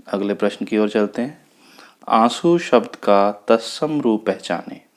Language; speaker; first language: Hindi; non-native, local second language; Punjabi